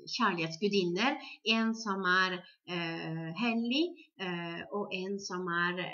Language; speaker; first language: Norwegian; non-native, fluent; Italian